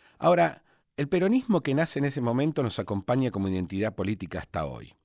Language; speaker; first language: Spanish; native; Spanish